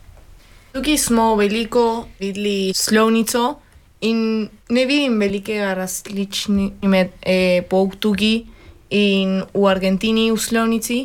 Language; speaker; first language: Slovenian; early bilingual, heritage; Spanish